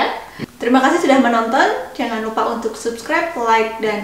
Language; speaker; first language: Indonesian; native; Indonesian